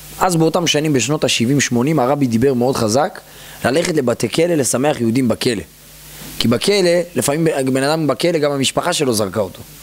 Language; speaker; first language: Hebrew; native; Hebrew